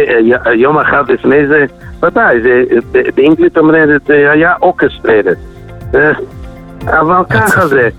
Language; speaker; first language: Hebrew; non-native, fluent; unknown